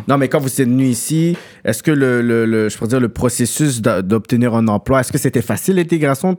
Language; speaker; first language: French; native; French